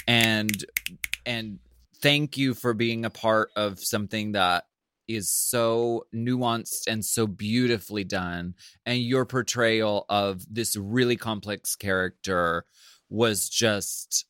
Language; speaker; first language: English; native; English